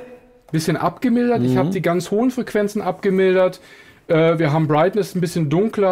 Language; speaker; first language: German; native; German